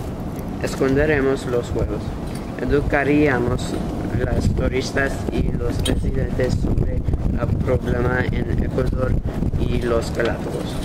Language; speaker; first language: Spanish; non-native, learner; English